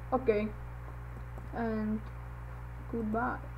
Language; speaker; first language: English; non-native, learner; Czech